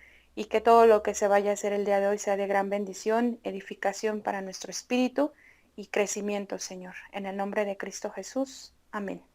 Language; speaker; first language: Spanish; native; Spanish